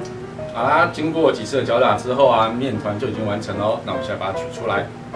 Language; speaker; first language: Chinese; native; Chinese